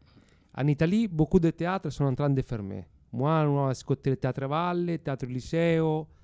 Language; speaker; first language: French; non-native, fluent; Italian